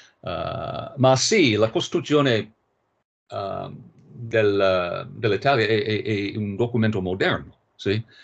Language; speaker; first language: Italian; non-native, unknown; English